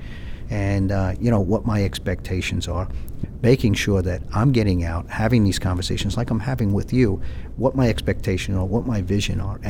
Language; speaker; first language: English; native; English